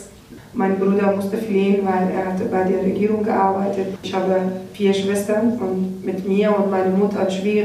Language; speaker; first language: German; non-native, learner; Persian